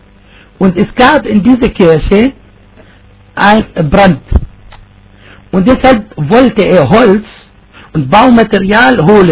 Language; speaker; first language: German; non-native, fluent; Arabic